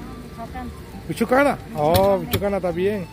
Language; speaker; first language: Spanish; non-native, learner; Sinhala